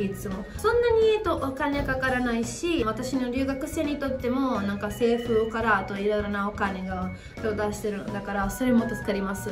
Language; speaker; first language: Japanese; non-native, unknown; Italian